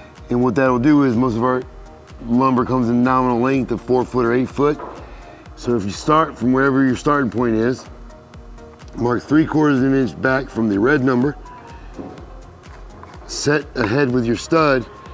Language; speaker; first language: English; native; English